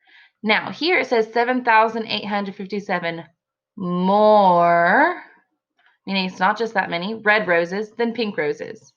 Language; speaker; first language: English; native; English